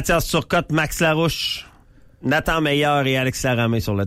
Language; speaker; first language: French; native; French